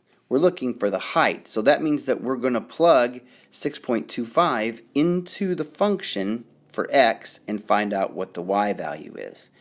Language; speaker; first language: English; native; English